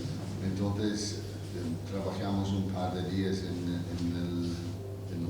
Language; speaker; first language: Spanish; non-native, fluent; English